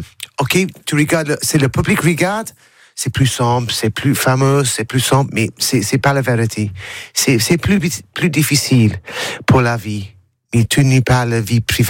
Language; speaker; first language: French; non-native, learner; English